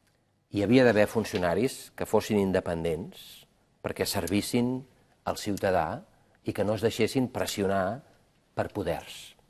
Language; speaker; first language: Catalan; native; Catalan